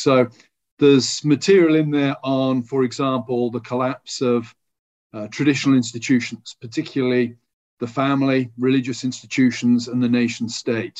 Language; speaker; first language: English; native; English